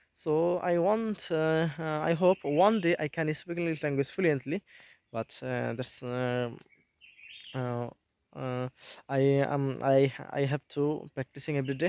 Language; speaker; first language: English; non-native, learner; Bangla